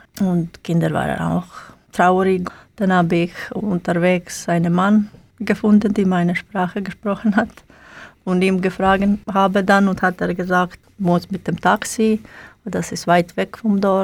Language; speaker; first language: German; non-native, learner; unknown